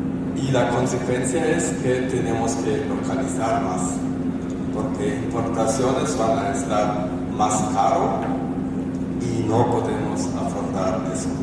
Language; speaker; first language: Spanish; non-native, fluent; German